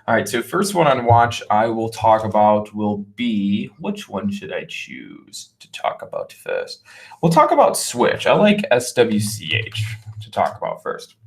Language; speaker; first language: English; native; English